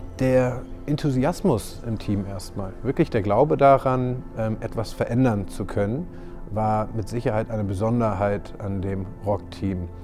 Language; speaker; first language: German; native; German